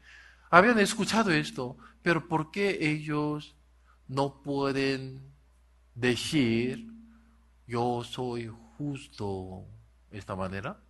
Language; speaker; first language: Spanish; non-native, learner; Korean